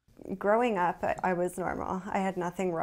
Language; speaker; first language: English; native; English